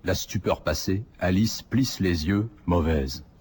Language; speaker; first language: French; native; French